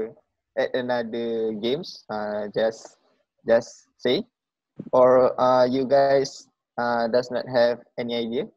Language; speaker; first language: English; non-native, local second language; Malay